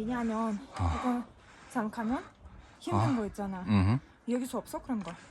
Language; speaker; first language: Korean; non-native, learner; Russian